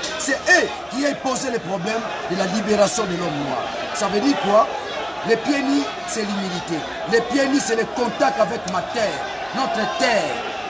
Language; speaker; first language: French; non-native, local second language; Lingala